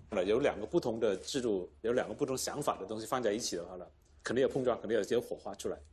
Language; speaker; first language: Chinese; native; Chinese